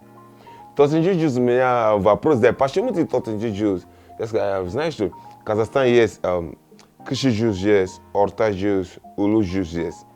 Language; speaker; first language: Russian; non-native, learner; Yoruba